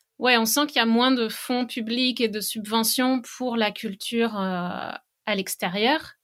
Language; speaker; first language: French; native; French